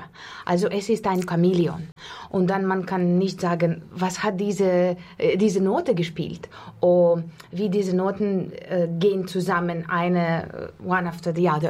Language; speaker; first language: German; non-native, fluent; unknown